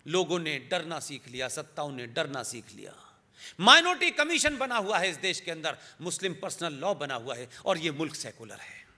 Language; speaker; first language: Hindi; native; Hindi